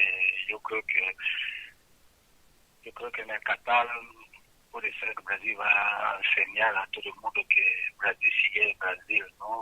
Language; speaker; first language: Spanish; non-native, fluent; French